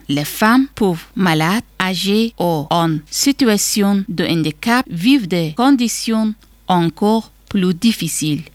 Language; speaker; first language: French; non-native, learner; Persian